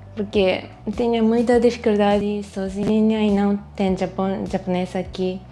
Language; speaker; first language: Portuguese; non-native, learner; Japanese